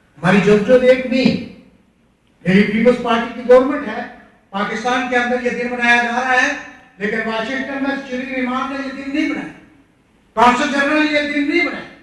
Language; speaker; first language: Urdu; non-native, local second language; Pahari-Potwari